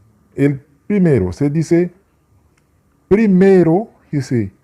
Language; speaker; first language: Spanish; non-native, fluent; Haitian Creole